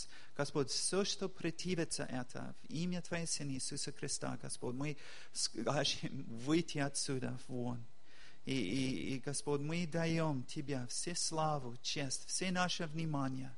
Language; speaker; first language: Russian; non-native, fluent; English